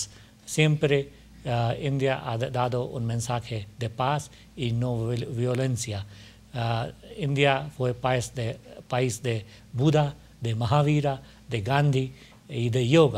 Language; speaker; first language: Spanish; non-native, learner; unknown